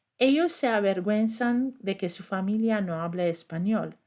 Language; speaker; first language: Spanish; non-native, fluent; English